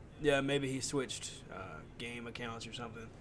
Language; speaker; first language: English; native; English